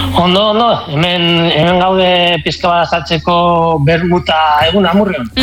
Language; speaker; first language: Basque; non-native, local second language; Spanish